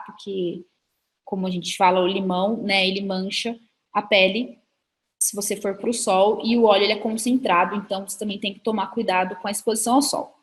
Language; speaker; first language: Portuguese; native; Portuguese